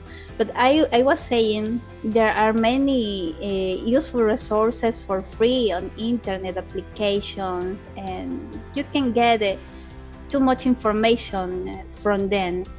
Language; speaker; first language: English; non-native, learner; Spanish